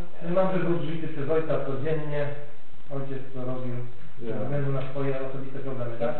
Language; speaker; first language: Polish; native; Polish